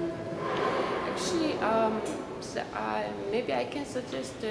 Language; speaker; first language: English; non-native, learner; Korean